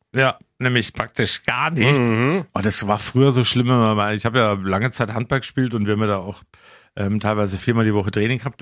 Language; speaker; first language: German; native; German